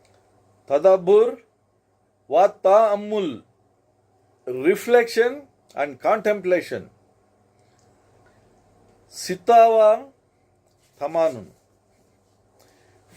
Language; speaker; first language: Arabic; non-native, learner; Telugu